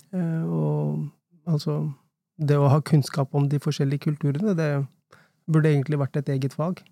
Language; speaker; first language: Norwegian; early bilingual, other home language; Urdu